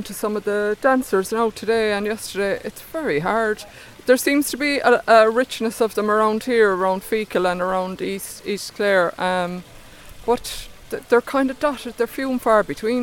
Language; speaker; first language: English; native; English